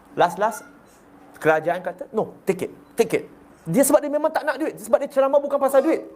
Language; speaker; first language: Malay; non-native, local second language; Chinese